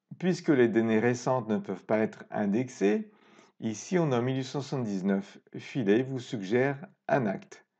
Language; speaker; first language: French; native; French